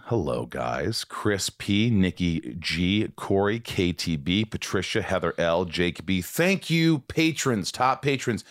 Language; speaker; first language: English; native; English